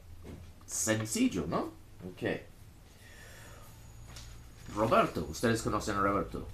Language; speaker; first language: Spanish; non-native, fluent; English